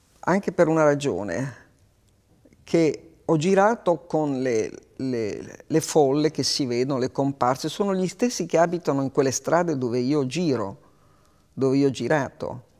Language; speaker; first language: Italian; native; Italian